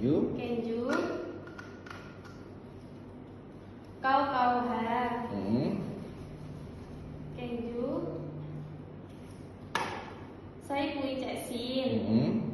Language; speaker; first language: Cantonese; non-native, learner; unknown